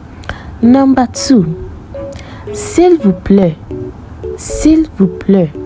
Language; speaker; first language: French; non-native, learner; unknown